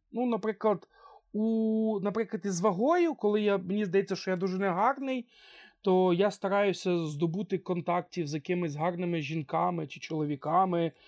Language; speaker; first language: Ukrainian; non-native, local second language; Russian